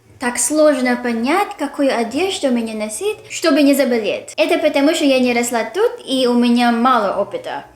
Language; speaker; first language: Russian; non-native, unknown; Filipino